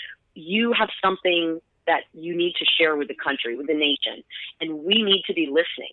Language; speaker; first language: English; native; English